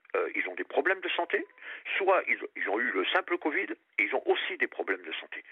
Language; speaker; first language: French; native; French